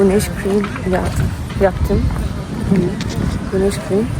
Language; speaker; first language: Turkish; non-native, learner; Persian